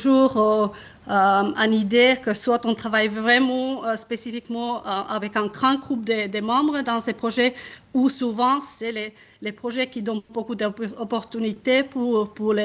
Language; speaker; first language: French; non-native, fluent; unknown